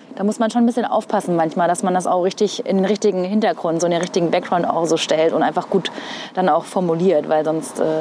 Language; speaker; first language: German; native; German